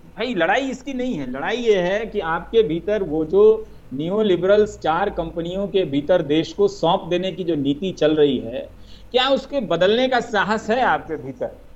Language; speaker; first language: Hindi; native; Hindi